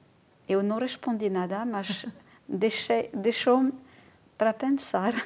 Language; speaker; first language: Portuguese; non-native, fluent; French